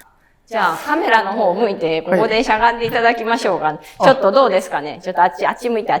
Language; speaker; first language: Japanese; native; Japanese